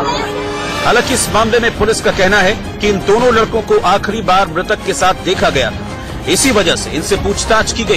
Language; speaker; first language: Hindi; native; Hindi